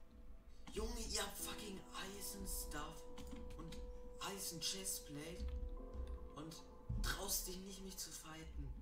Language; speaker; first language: German; native; German